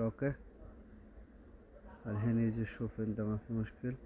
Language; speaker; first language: Arabic; non-native, learner; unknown